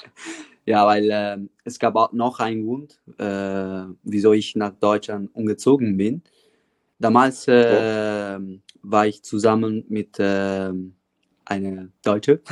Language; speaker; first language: German; non-native, fluent; Italian